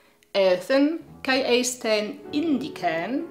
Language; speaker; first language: Greek; non-native, fluent; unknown